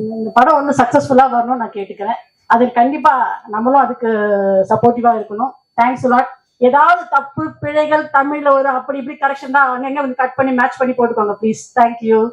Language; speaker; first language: Tamil; non-native, local second language; Telugu